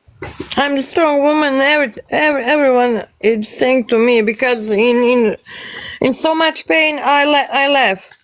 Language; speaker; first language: English; non-native, learner; Bosnian